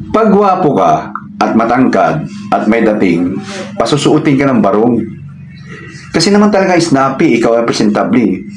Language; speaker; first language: Filipino; native; Filipino